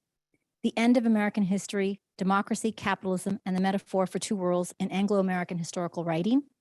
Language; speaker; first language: English; native; English